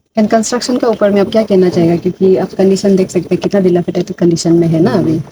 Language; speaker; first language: Hindi; non-native, local second language; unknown